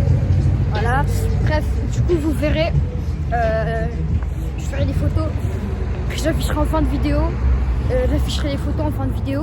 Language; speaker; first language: French; native; French